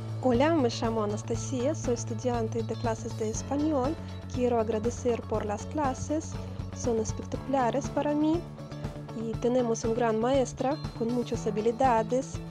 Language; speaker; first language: Spanish; non-native, fluent; Russian